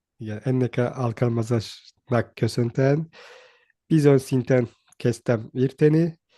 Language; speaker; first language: Hungarian; non-native, learner; Turkish